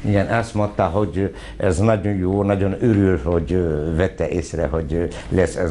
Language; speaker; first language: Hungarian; non-native, fluent; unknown